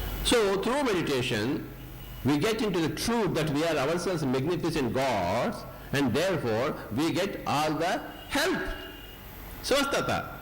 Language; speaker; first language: English; non-native, local second language; Telugu